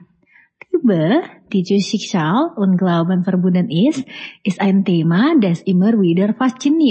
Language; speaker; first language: German; non-native, fluent; Indonesian